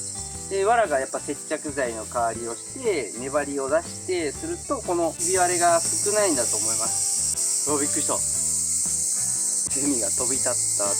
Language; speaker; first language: Japanese; native; Japanese